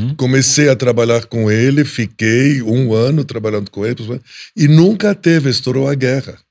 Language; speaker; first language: Portuguese; non-native, fluent; Arabic